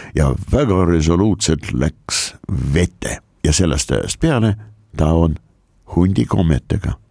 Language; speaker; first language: Estonian; non-native, local second language; Russian